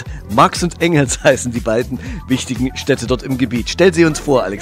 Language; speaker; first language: German; native; German